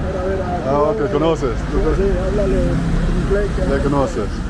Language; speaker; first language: Spanish; non-native, learner; English